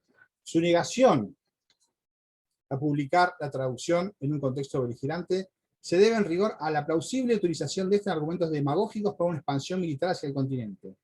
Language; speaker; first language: Spanish; native; Spanish